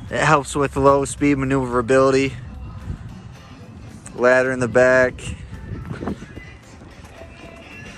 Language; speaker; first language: English; native; English